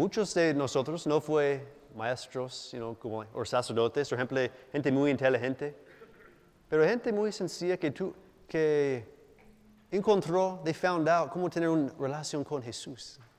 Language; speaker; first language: Spanish; non-native, fluent; English